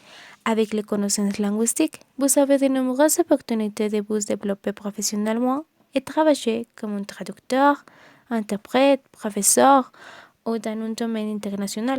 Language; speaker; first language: French; non-native, learner; Spanish